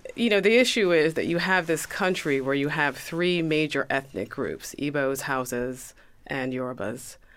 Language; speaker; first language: English; early bilingual, other home language; Yoruba